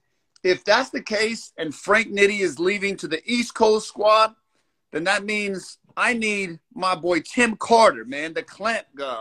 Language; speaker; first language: English; native; English